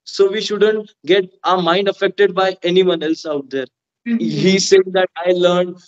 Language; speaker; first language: English; non-native, local second language; Hindi